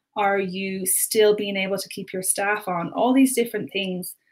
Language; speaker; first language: English; native; English